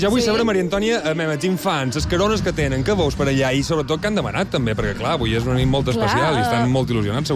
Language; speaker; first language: Catalan; native; Catalan